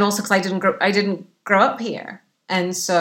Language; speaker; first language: English; non-native, fluent; Arabic